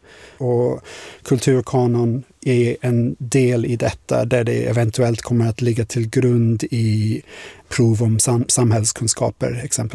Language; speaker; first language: Swedish; non-native, fluent; English